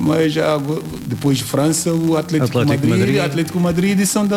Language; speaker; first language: Portuguese; non-native, learner; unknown